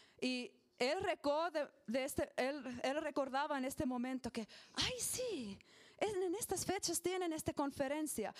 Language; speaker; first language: Spanish; non-native, learner; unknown